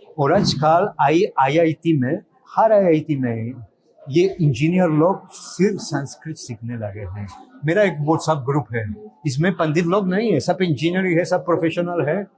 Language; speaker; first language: Hindi; non-native, fluent; Catalan